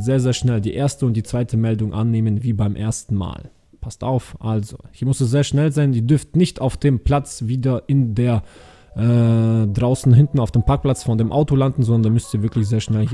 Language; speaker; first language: German; native; German